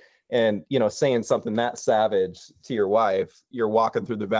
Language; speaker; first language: English; native; English